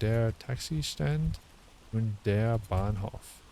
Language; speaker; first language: German; non-native, learner; English